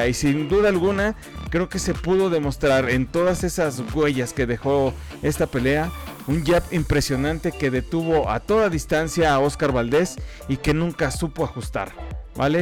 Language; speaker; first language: Spanish; native; Spanish